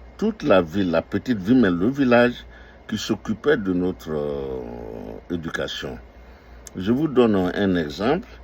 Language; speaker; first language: French; non-native, local second language; Dyula